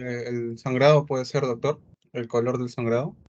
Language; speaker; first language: Spanish; native; Spanish